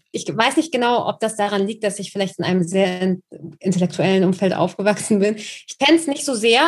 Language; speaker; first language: German; native; German